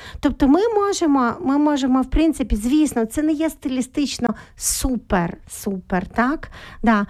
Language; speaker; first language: Ukrainian; native; Ukrainian